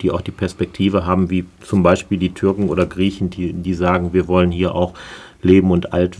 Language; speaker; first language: German; native; German